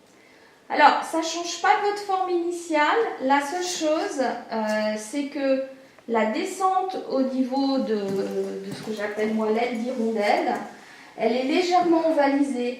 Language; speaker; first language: French; native; French